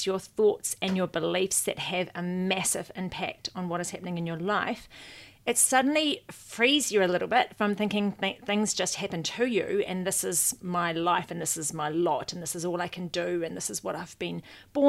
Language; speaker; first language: English; native; English